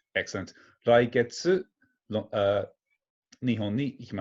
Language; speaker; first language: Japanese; non-native, fluent; English